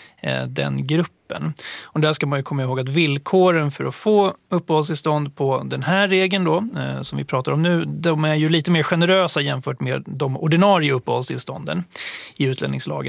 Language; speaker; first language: Swedish; native; Swedish